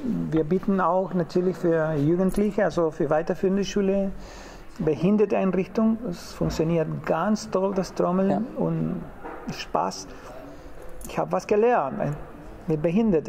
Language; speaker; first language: German; non-native, fluent; Spanish